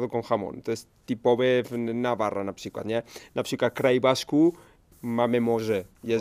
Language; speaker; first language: Polish; non-native, learner; Spanish